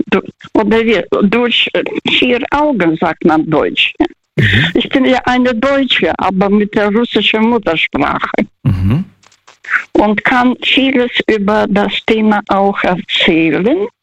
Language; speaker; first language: German; non-native, learner; Russian